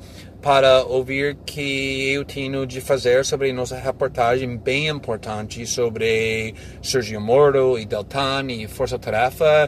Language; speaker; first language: Portuguese; non-native, fluent; English